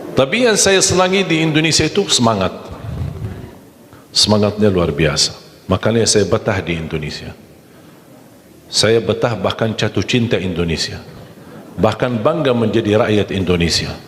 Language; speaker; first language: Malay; non-native, fluent; Arabic